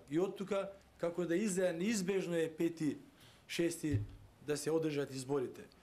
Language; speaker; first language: Macedonian; non-native, local second language; Turkish